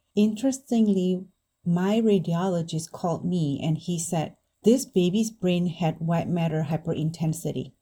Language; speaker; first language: English; non-native, fluent; Indonesian